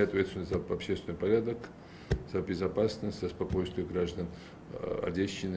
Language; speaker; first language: Russian; non-native, local second language; Georgian